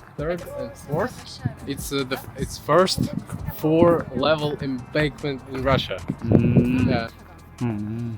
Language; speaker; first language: English; non-native, fluent; Russian